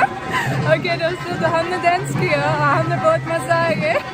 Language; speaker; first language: Hindi; non-native, learner; German